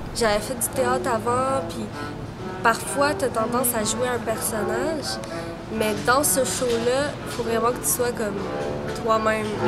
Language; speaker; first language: French; early bilingual, other home language; Spanish